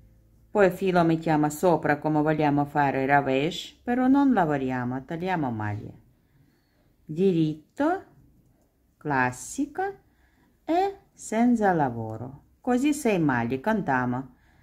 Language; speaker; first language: Italian; non-native, learner; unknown